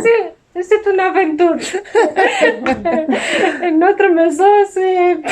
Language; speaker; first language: French; non-native, learner; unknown